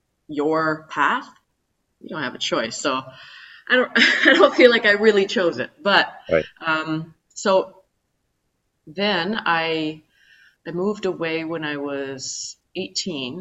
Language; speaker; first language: English; native; English